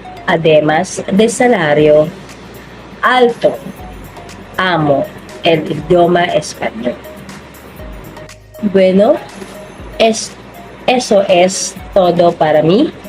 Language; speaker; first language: Spanish; non-native, learner; Filipino